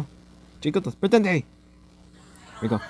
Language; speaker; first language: Spanish; non-native, learner; English